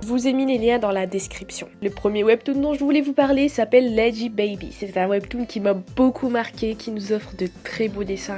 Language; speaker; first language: French; native; French